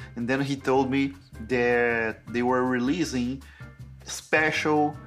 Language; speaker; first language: English; non-native, fluent; Portuguese